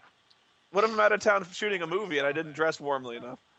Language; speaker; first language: English; native; English